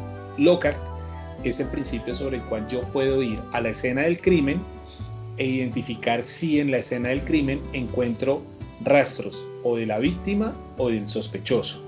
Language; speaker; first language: Spanish; native; Spanish